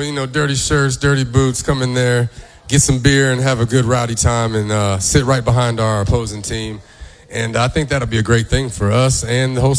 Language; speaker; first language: English; early bilingual, other home language; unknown